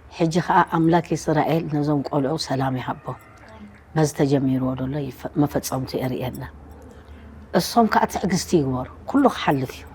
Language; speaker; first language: Tigrinya; native; Tigrinya